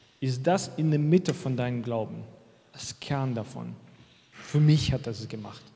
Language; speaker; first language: German; non-native, fluent; Russian